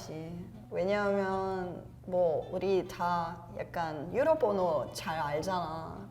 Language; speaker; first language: Korean; non-native, fluent; Serbian